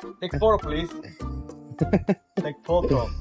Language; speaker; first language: English; non-native, learner; Korean